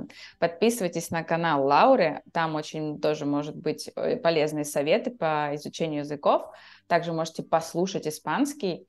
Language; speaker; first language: Russian; native; Russian